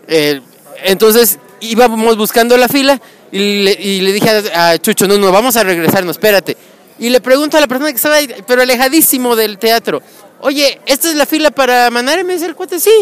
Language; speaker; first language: Spanish; native; Spanish